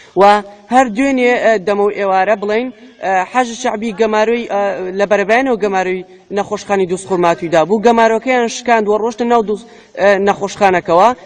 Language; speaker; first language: Central Kurdish; native; Central Kurdish